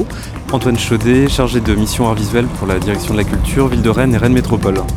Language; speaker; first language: French; native; French